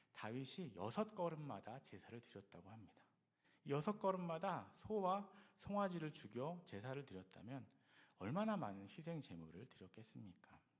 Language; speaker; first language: Korean; native; Korean